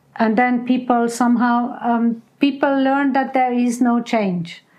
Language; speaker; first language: English; non-native, fluent; Persian